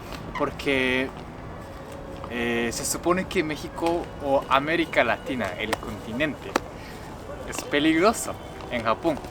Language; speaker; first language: Spanish; non-native, fluent; Japanese